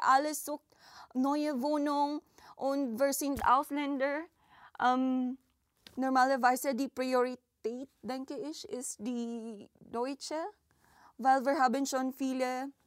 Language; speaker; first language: German; non-native, learner; Filipino